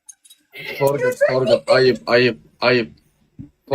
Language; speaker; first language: English; non-native, learner; Turkish